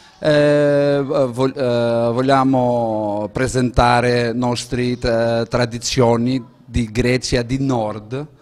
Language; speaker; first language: Italian; non-native, learner; Greek